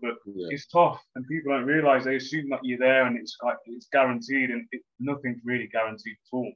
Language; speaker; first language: English; native; English